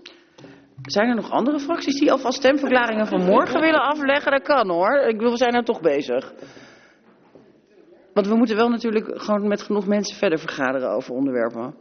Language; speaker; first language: Dutch; native; Dutch